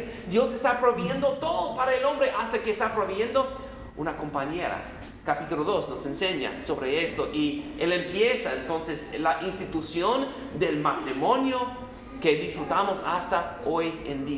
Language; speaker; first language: Spanish; non-native, fluent; English